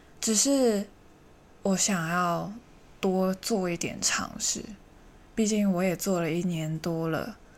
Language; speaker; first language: Chinese; non-native, local second language; Cantonese